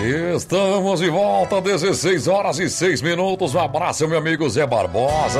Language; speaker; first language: Portuguese; native; Portuguese